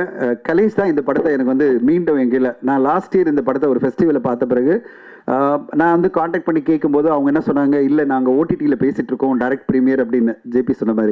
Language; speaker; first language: Tamil; native; Tamil